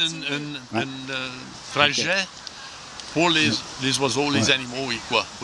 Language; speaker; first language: French; non-native, local second language; English